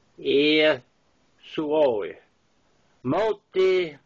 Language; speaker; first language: Italian; non-native, learner; English